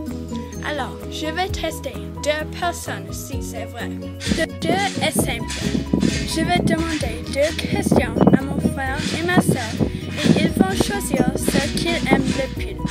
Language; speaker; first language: French; non-native, local second language; English